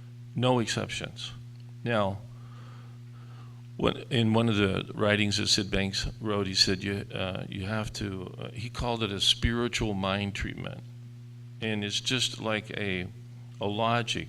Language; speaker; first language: English; native; English